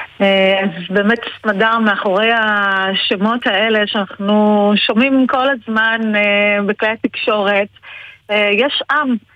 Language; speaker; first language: Hebrew; early bilingual, other home language; Persian